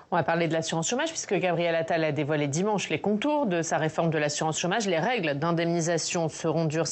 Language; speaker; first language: French; native; French